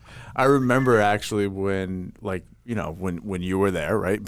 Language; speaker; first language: English; native; English